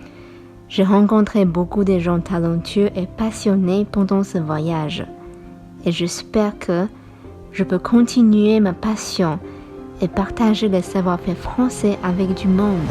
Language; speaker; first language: French; non-native, fluent; Chinese